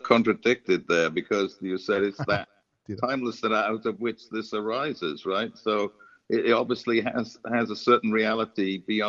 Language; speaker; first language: English; native; English